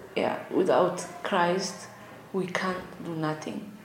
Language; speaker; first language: English; non-native, learner; Tigrinya